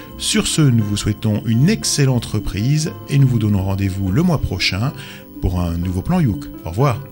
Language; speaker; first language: French; native; French